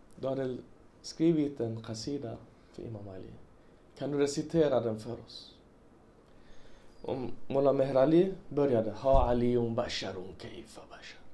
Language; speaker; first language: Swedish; early bilingual, other home language; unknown